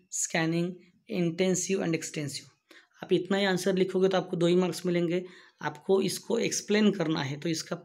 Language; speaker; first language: Hindi; non-native, local second language; Marathi